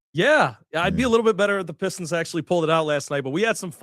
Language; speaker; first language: English; native; English